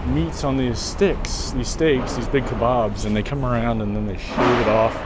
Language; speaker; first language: English; native; English